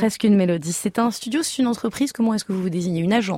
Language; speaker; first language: French; native; French